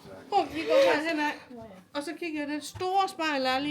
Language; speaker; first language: Danish; native; Danish